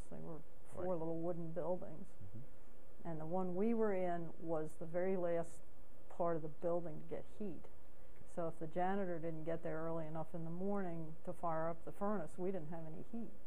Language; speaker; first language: English; native; English